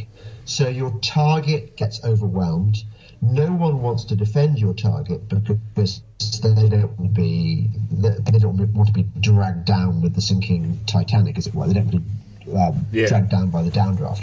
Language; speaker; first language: English; native; English